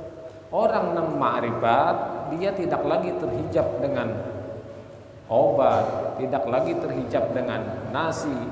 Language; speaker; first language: Indonesian; non-native, local second language; Banjar